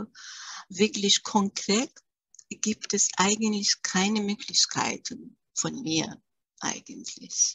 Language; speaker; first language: German; early bilingual, other home language; Persian